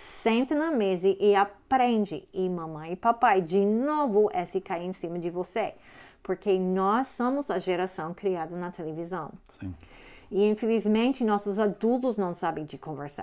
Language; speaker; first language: Portuguese; non-native, learner; English